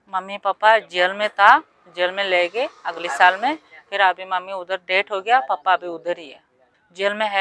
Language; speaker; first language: Hindi; non-native, learner; Rohingya